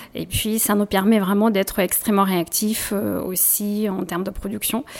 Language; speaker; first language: French; non-native, fluent; Russian